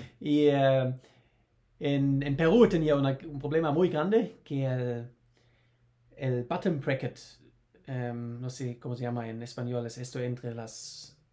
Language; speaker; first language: Spanish; non-native, learner; German